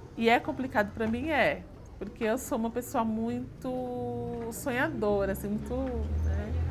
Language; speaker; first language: Portuguese; native; Portuguese